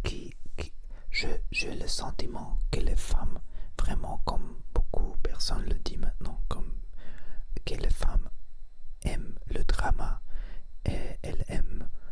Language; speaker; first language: French; non-native, learner; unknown